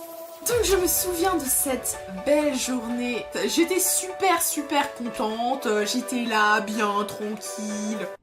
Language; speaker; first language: French; native; French